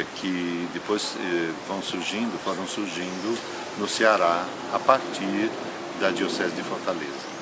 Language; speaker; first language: Portuguese; native; Portuguese